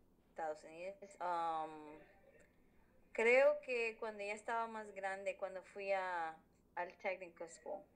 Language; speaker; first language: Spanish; early bilingual, heritage; Spanish